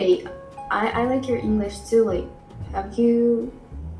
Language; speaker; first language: English; non-native, learner; Russian